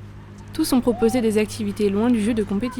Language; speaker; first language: French; native; French